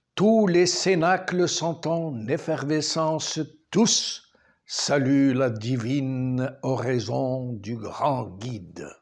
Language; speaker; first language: French; non-native, local second language; Arabic